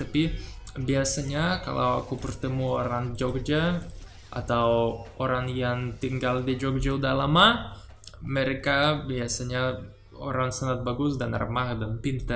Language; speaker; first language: Indonesian; non-native, learner; Russian